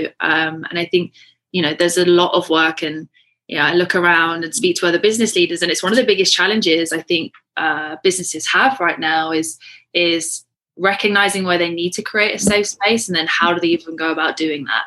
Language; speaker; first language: English; native; English